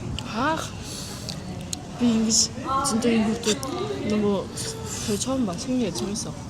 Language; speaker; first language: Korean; early bilingual, heritage; Mongolian